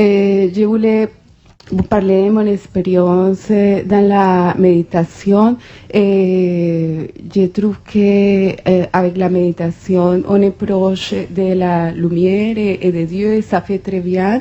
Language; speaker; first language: French; non-native, fluent; Spanish